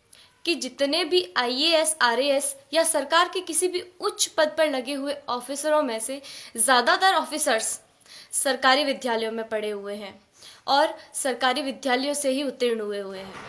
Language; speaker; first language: Hindi; native; Hindi